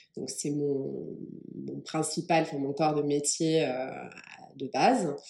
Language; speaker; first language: French; early bilingual, other home language; English